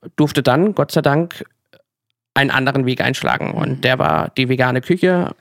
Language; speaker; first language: German; native; German